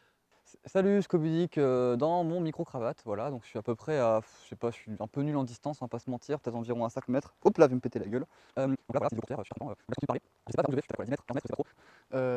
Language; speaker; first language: French; native; French